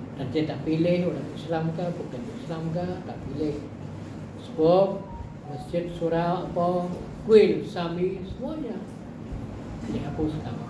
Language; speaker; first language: Malay; non-native, fluent; Eastern Cham